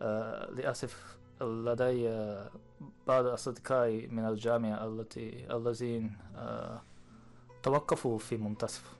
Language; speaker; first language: Arabic; non-native, learner; Japanese